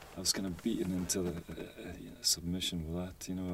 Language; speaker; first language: English; native; English